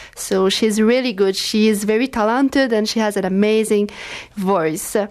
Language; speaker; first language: English; non-native, fluent; French